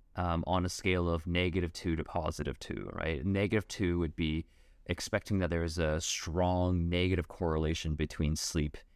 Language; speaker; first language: English; native; English